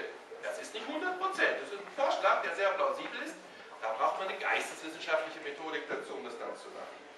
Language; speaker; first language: German; native; German